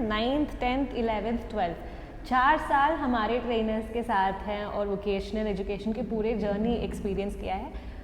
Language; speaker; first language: Hindi; non-native, local second language; Tamil